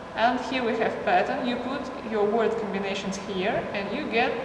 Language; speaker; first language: English; non-native, fluent; Russian